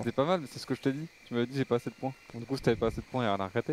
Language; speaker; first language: French; native; French